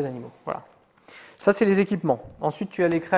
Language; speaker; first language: French; native; French